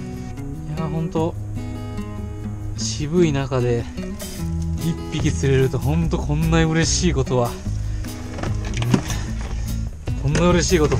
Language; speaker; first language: Japanese; native; Japanese